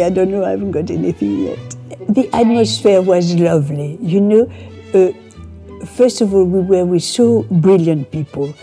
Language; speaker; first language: English; non-native, fluent; French